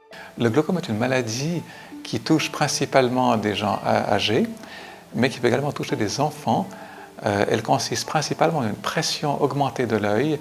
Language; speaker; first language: French; native; French